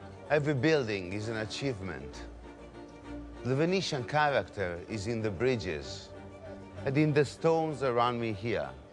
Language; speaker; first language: English; non-native, fluent; Italian